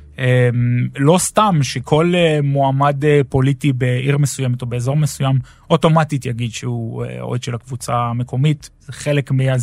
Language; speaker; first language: Hebrew; native; Hebrew